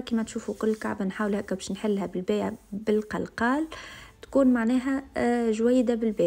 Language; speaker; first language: Arabic; native; Arabic